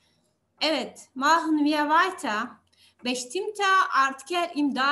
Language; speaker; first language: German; non-native, learner; Turkish